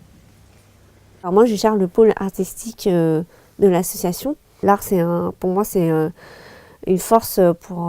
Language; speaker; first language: French; early bilingual, other home language; Chinese